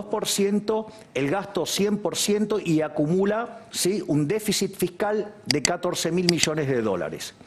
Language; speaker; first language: Spanish; native; Spanish